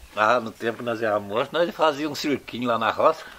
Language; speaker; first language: Portuguese; native; Portuguese